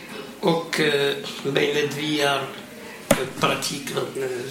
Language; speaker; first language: Dutch; non-native, learner; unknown